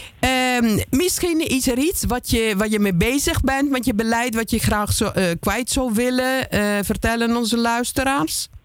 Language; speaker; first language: Dutch; non-native, fluent; Italian